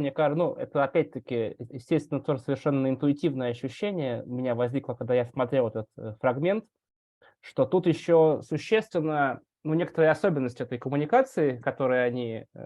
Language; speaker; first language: Russian; native; Russian